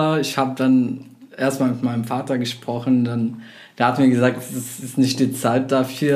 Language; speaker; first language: German; non-native, fluent; Arabic